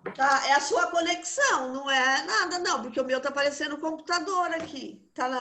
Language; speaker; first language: Portuguese; native; Portuguese